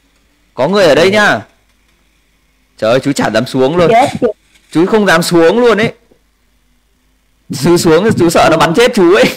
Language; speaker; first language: Vietnamese; native; Vietnamese